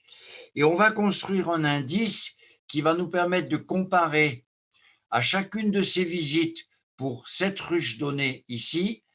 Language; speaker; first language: French; native; French